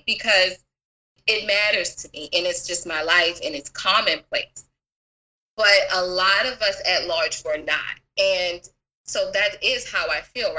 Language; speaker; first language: English; native; English